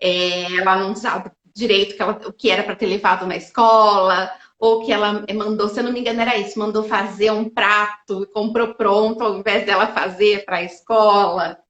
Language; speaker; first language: Portuguese; native; Portuguese